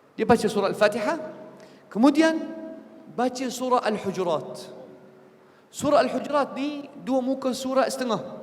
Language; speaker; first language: Malay; non-native, fluent; Arabic